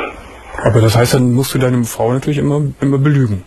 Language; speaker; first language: German; native; German